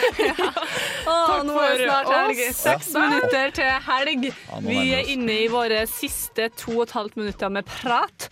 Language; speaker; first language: Norwegian; native; Norwegian